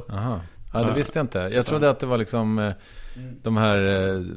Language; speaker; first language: Swedish; native; Swedish